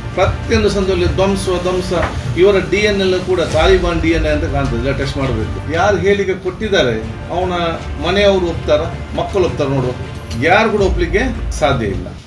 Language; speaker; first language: Kannada; non-native, local second language; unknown